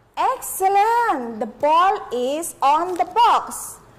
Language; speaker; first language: English; non-native, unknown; Indonesian